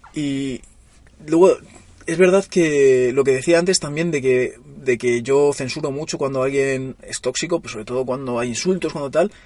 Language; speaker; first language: Spanish; native; Spanish